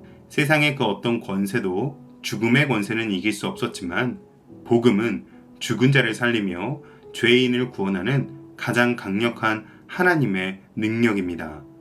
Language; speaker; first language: Korean; native; Korean